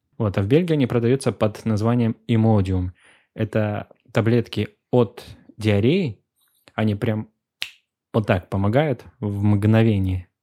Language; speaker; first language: Russian; native; Russian